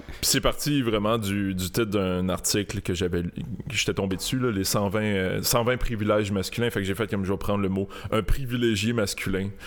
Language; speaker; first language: French; native; French